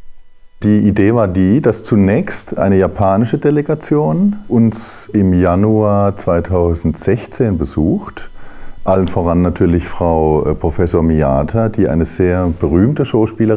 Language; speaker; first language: German; native; German